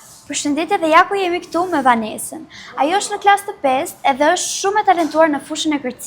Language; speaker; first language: Albanian; native; Albanian